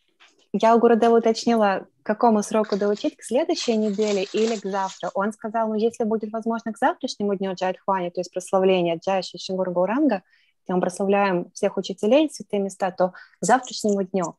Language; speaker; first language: Russian; native; Russian